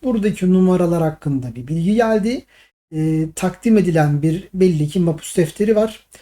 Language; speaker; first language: Turkish; native; Turkish